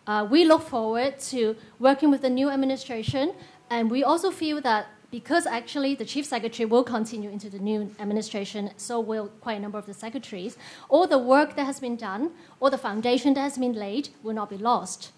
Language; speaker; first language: English; non-native, local second language; Cantonese